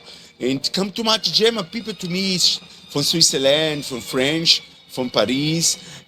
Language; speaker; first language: English; non-native, learner; Portuguese